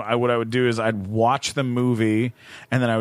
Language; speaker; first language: English; native; English